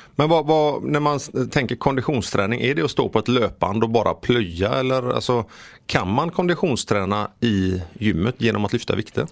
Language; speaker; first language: Swedish; native; Swedish